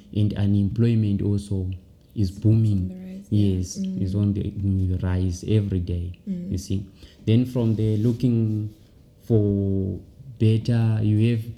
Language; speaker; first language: English; non-native, local second language; Shona